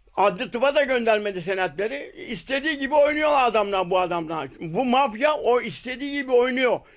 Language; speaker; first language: Turkish; native; Turkish